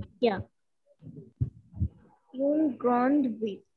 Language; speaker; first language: French; non-native, learner; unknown